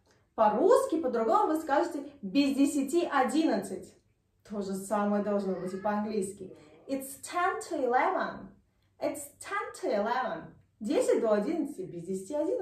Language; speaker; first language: Russian; native; Russian